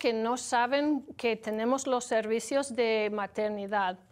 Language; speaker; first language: Spanish; non-native, learner; English